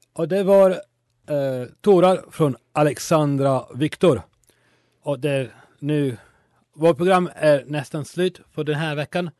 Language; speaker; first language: Swedish; non-native, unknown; Italian